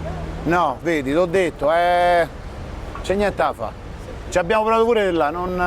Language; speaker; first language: Italian; native; Italian